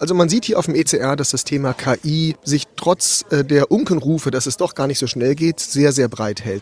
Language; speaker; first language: German; native; German